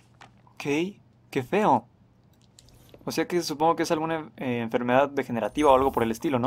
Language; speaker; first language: Spanish; native; Spanish